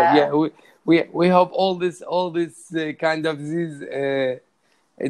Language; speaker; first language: English; non-native, learner; Arabic